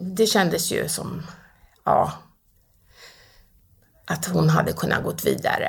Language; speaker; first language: Swedish; native; Swedish